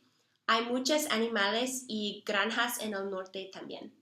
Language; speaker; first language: Spanish; non-native, learner; English